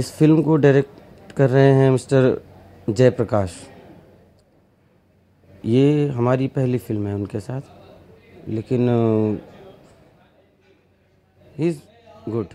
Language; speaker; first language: Hindi; native; Hindi